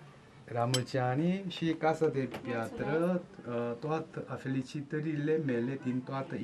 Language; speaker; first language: Romanian; non-native, learner; Korean